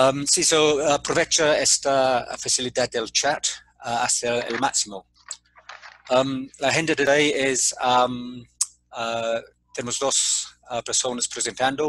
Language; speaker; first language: Spanish; non-native, fluent; English